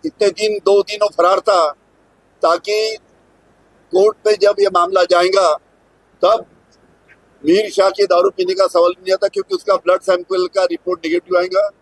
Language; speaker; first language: Hindi; non-native, local second language; Marathi